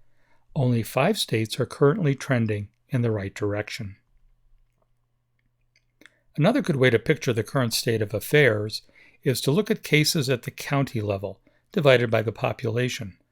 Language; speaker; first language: English; native; English